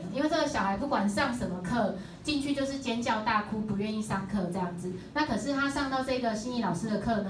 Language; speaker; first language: Chinese; native; Chinese